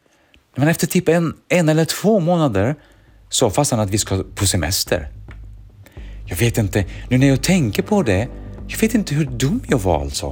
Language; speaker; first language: Swedish; early bilingual, other home language; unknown